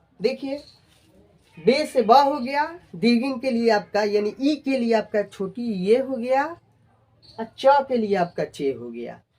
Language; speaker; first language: Hindi; native; Hindi